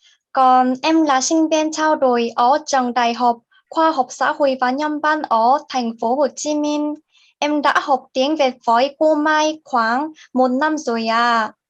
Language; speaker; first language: Vietnamese; non-native, learner; Korean